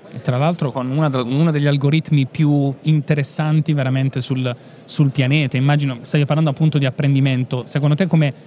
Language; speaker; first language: Italian; native; Italian